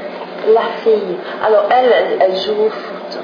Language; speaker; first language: French; non-native, fluent; English